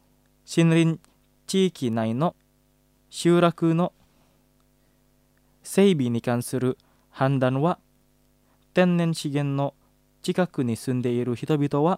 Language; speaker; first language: Japanese; non-native, fluent; Indonesian